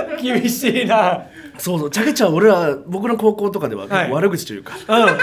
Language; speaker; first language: Japanese; native; Japanese